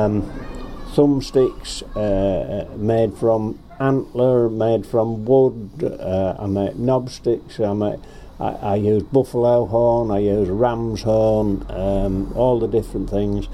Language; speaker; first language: English; native; English